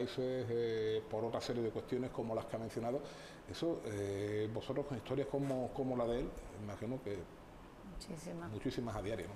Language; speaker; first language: Spanish; native; Spanish